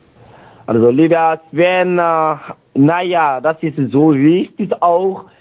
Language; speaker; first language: German; non-native, fluent; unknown